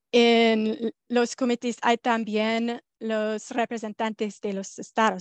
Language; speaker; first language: Spanish; non-native, fluent; English